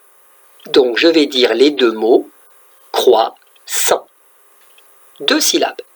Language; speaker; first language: French; native; French